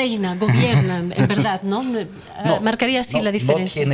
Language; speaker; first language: Spanish; native; Spanish